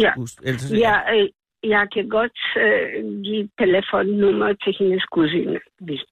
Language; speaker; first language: Danish; non-native, learner; Polish